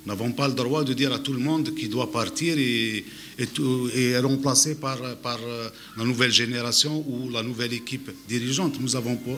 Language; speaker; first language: French; non-native, local second language; Arabic